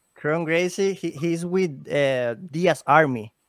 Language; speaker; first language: English; non-native, learner; Spanish